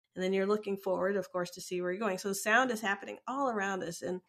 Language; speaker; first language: English; native; English